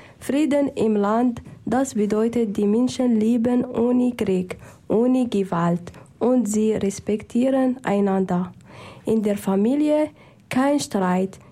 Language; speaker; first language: German; non-native, learner; Arabic